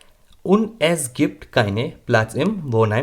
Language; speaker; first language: German; non-native, learner; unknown